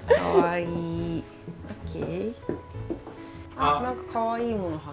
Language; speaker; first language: French; non-native, learner; Japanese